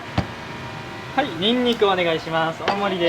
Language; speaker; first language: Japanese; native; Japanese